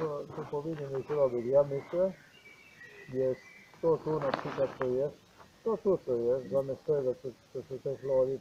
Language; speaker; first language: Polish; non-native, learner; Croatian